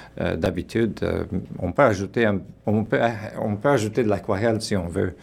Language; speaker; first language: French; non-native, fluent; Portuguese